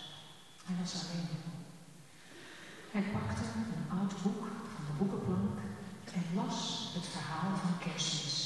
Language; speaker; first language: Dutch; native; Dutch